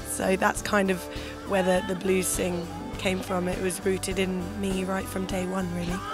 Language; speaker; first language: English; native; English